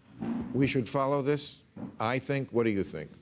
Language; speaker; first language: English; native; English